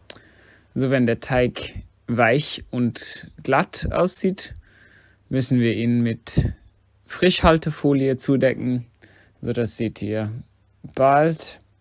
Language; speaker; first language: German; non-native, fluent; English